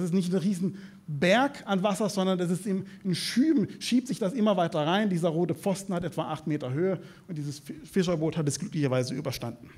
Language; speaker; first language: German; native; German